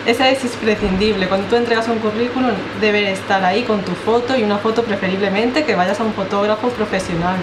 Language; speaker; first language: Spanish; native; Spanish